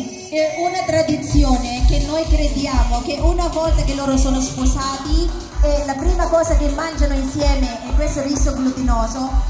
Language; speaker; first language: Italian; non-native, learner; Filipino